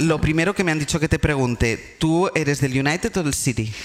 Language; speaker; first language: Spanish; native; Spanish